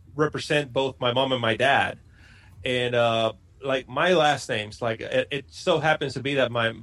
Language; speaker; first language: English; non-native, fluent; Spanish